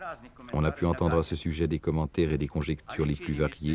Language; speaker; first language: French; native; French